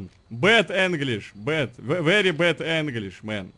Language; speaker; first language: English; non-native, learner; Russian